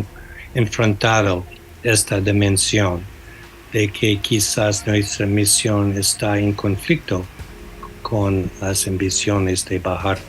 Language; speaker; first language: Spanish; non-native, fluent; English